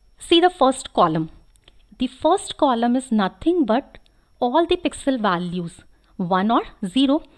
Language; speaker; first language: English; non-native, local second language; Hindi